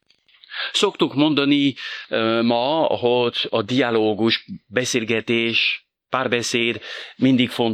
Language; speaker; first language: Hungarian; non-native, fluent; French